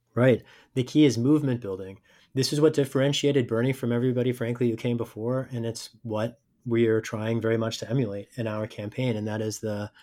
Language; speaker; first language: English; native; English